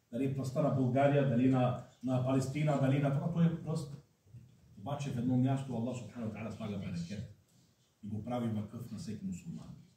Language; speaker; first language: Bulgarian; non-native, fluent; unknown